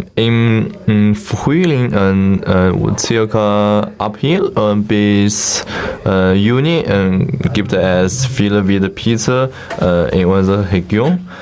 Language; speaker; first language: German; non-native, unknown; Chinese